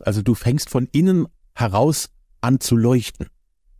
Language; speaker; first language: German; native; German